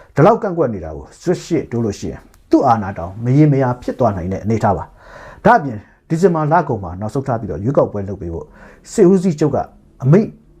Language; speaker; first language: Burmese; native; Burmese